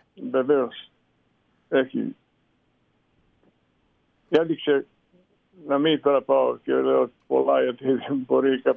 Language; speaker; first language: Greek; non-native, fluent; Serbian